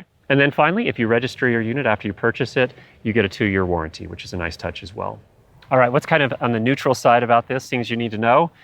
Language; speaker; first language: English; native; English